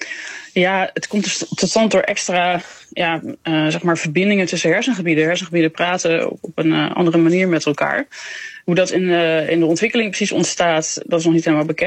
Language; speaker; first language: Dutch; native; Dutch